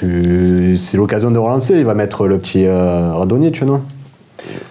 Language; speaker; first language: French; native; French